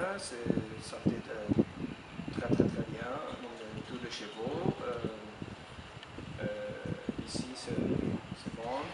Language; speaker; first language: French; non-native, learner; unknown